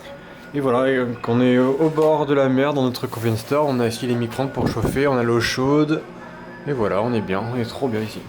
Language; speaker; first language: French; native; French